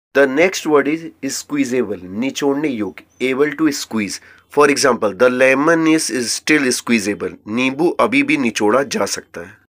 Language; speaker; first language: Hindi; native; Hindi